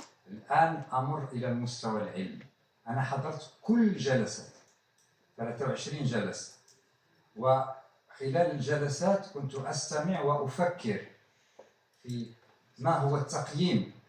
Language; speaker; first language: Arabic; native; Arabic